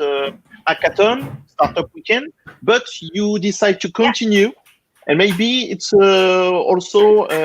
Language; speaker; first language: English; non-native, fluent; French